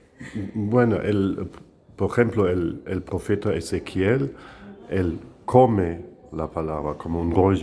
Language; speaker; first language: Spanish; non-native, fluent; German